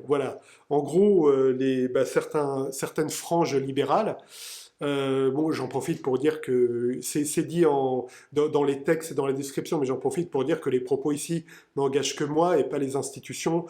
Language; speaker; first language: French; native; French